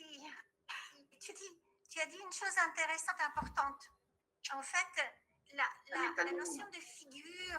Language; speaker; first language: French; non-native, fluent; Italian